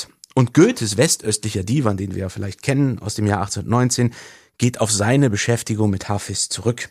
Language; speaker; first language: German; native; German